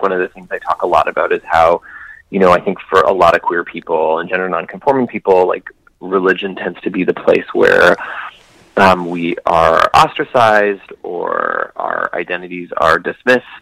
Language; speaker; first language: English; native; English